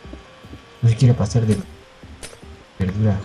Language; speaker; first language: Spanish; native; Spanish